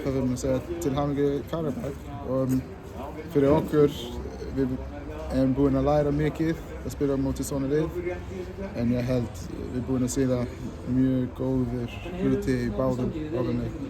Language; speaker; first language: Icelandic; non-native, learner; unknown